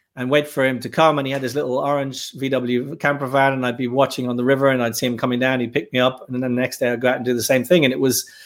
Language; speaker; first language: English; native; English